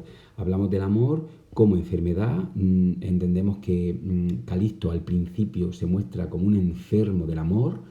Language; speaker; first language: Spanish; native; Spanish